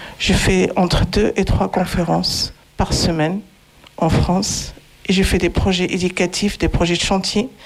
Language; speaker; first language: French; non-native, local second language; Arabic